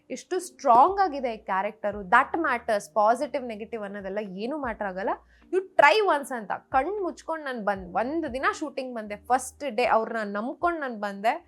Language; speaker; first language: Kannada; non-native, local second language; Rajasthani